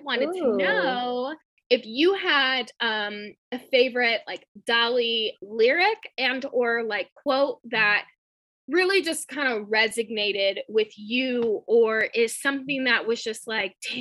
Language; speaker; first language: English; native; English